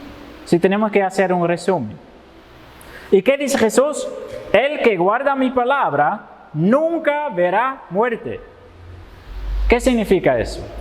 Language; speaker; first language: Spanish; non-native, fluent; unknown